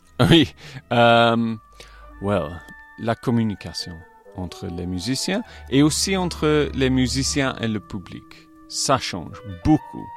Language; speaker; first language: French; non-native, fluent; English